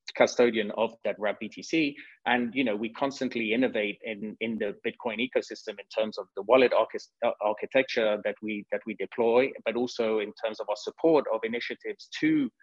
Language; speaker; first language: English; non-native, fluent; French